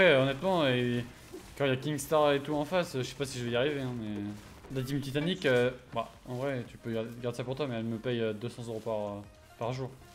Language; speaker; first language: French; native; French